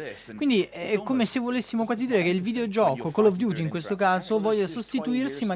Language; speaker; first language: Italian; native; Italian